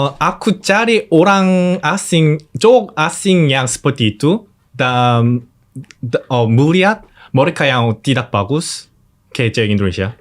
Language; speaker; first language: Indonesian; non-native, learner; Korean